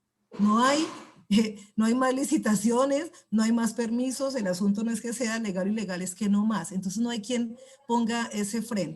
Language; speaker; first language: Spanish; native; Spanish